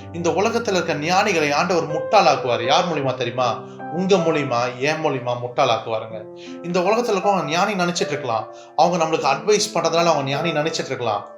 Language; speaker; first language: Tamil; early bilingual, heritage; Tamil